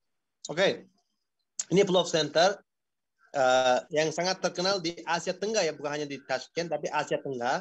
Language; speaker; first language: Indonesian; non-native, fluent; Uzbek